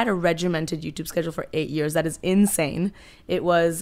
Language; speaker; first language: English; native; English